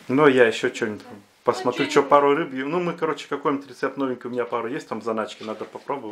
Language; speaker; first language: Russian; native; Russian